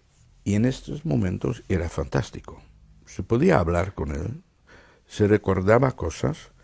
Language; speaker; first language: Spanish; non-native, fluent; Dutch